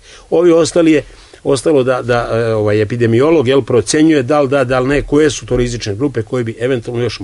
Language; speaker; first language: Serbian; native; Serbian